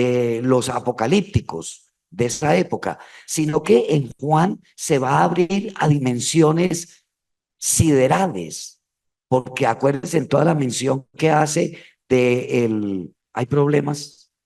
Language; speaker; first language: Spanish; native; Spanish